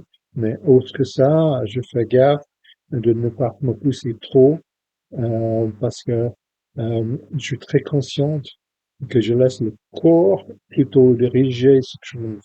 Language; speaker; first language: French; non-native, fluent; English